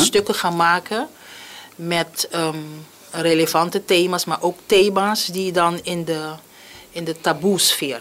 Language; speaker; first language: Dutch; non-native, local second language; Papiamento